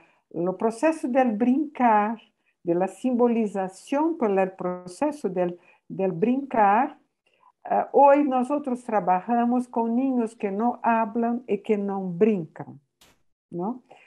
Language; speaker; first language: Spanish; non-native, fluent; Portuguese